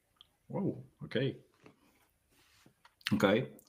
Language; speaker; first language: English; non-native, learner; French